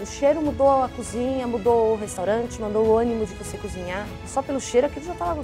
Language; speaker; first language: Portuguese; native; Portuguese